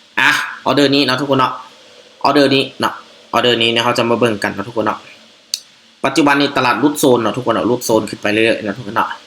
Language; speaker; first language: Thai; non-native, local second language; Northeastern Thai